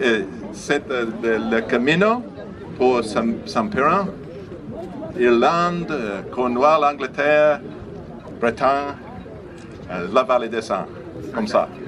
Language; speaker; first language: French; non-native, learner; English